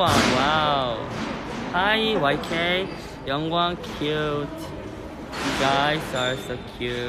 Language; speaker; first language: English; non-native, learner; Korean